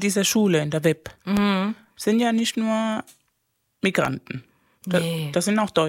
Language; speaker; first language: German; non-native, fluent; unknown